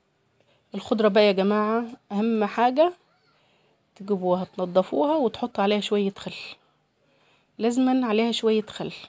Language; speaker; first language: Arabic; native; Arabic